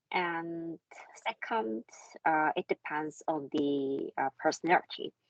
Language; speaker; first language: English; non-native, learner; Korean